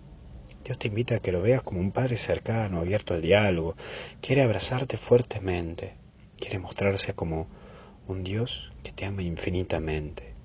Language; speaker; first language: Spanish; native; Spanish